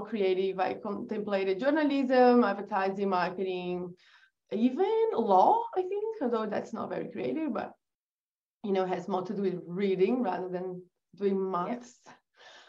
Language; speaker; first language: English; non-native, fluent; Portuguese